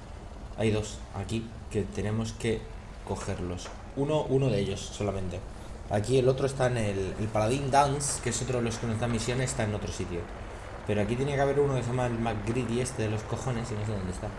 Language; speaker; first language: Spanish; native; Spanish